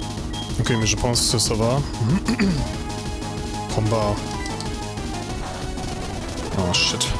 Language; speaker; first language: French; non-native, learner; German